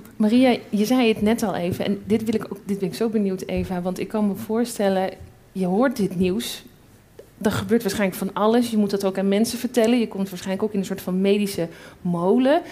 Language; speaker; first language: Dutch; native; Dutch